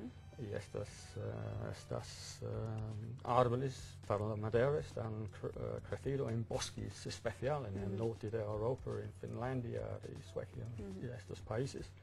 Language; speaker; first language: Spanish; non-native, fluent; English